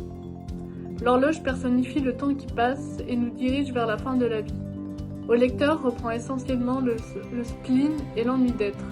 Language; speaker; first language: French; native; French